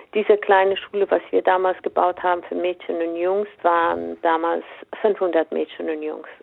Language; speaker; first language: German; non-native, fluent; Persian